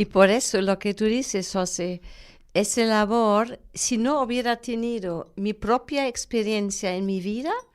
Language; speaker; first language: Spanish; non-native, fluent; German